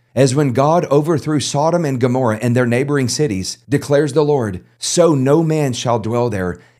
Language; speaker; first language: English; native; English